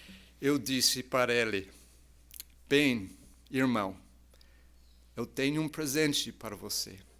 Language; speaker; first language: Portuguese; non-native, fluent; English